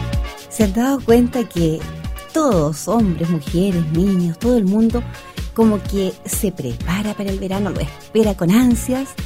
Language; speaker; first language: Spanish; native; Spanish